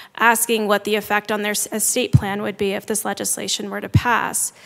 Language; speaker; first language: English; native; English